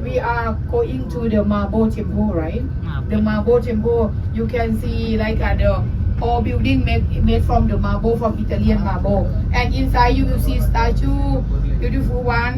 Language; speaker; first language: English; non-native, learner; Thai